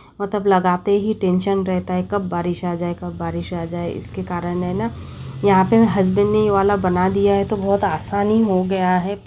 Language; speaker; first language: Hindi; non-native, local second language; Bangla